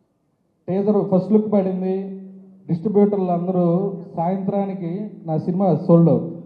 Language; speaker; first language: Telugu; native; Telugu